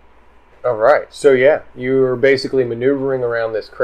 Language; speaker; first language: English; native; English